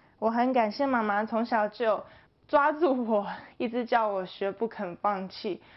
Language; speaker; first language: Chinese; early bilingual, heritage; English